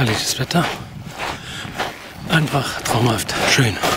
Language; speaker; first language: German; native; German